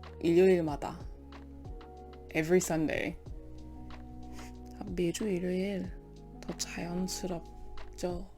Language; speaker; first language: Korean; non-native, learner; English